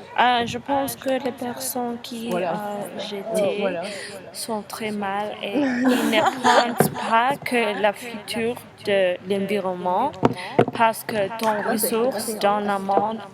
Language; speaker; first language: French; non-native, learner; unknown